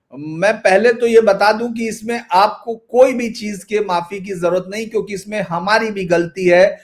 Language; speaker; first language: Hindi; native; Hindi